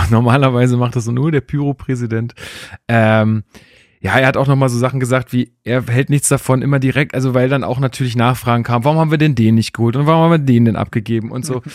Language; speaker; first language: German; native; German